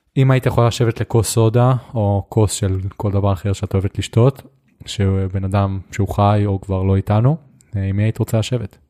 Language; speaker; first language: Hebrew; native; Hebrew